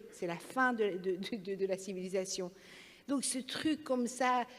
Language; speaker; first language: French; non-native, fluent; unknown